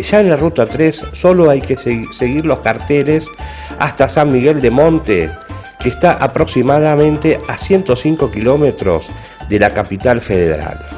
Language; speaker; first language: Spanish; native; Spanish